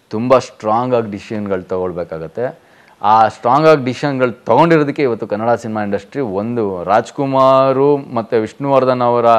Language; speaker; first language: Kannada; native; Kannada